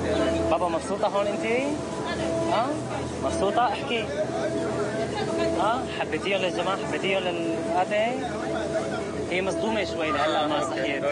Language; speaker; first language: Arabic; native; Arabic